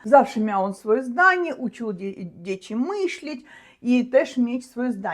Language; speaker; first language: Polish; non-native, learner; Russian